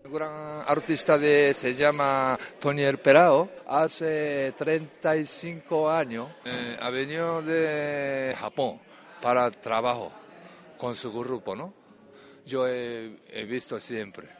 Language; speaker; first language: Spanish; non-native, learner; Japanese